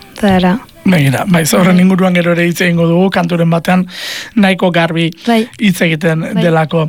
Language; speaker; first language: Basque; native; Basque